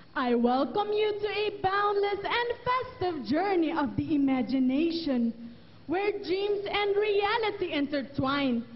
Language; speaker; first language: English; non-native, local second language; Papiamento